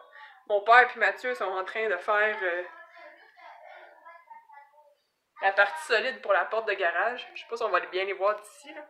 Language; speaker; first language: French; native; French